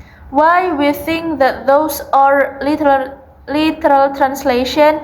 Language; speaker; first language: English; non-native, learner; Indonesian